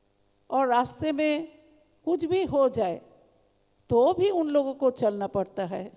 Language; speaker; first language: Hindi; non-native, local second language; Bangla